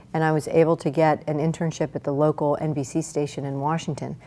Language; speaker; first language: English; native; English